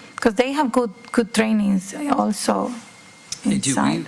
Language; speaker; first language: English; non-native, fluent; Spanish